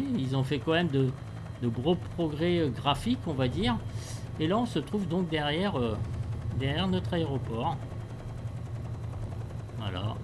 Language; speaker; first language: French; native; French